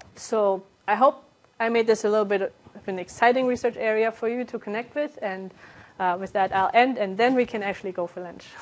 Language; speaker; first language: English; non-native, fluent; German